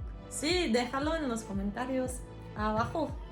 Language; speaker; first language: Spanish; non-native, fluent; English